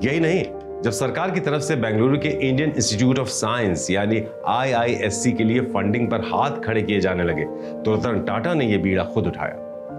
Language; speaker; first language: Hindi; native; Hindi